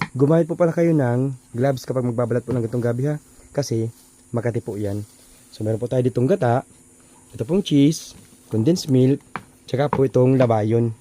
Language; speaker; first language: Filipino; native; Filipino